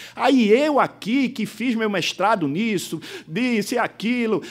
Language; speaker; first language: Portuguese; native; Portuguese